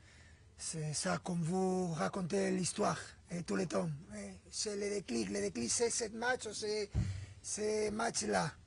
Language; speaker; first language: French; non-native, fluent; Spanish